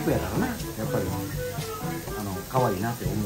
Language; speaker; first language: Japanese; native; Japanese